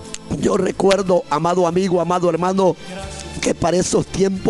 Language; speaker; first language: Spanish; native; Spanish